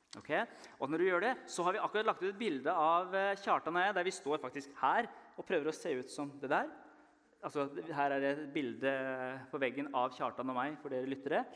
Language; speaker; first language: Norwegian; early bilingual, other home language; Persian